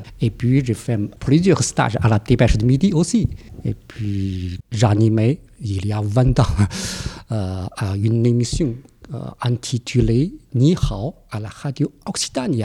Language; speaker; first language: French; non-native, fluent; Chinese